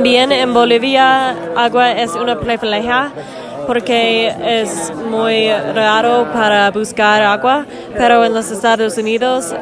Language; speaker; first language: Spanish; non-native, learner; English